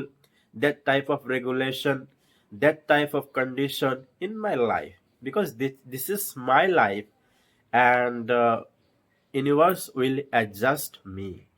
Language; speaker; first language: English; non-native, learner; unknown